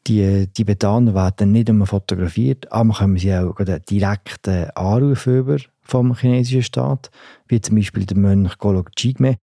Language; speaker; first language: German; native; German